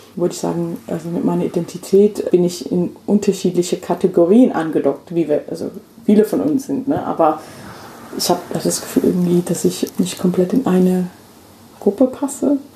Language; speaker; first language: German; non-native, fluent; English